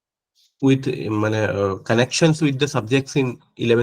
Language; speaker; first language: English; non-native, local second language; Assamese